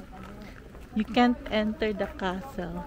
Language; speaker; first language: English; non-native, local second language; Filipino